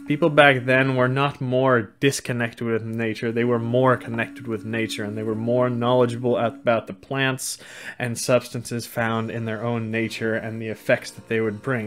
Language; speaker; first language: English; non-native, fluent; Swedish